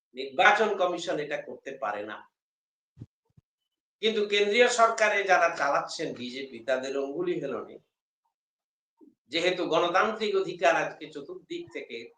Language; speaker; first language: Bangla; native; Bangla